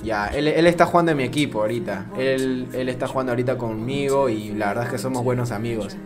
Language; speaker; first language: Spanish; native; Spanish